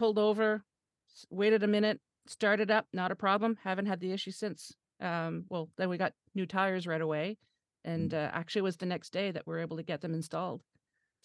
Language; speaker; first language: English; non-native, fluent; French